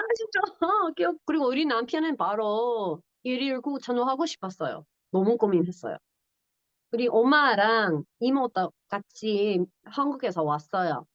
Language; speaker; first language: Korean; non-native, learner; English